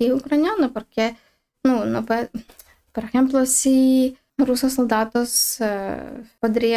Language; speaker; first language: Spanish; non-native, learner; Ukrainian